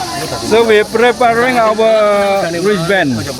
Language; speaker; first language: English; non-native, learner; Indonesian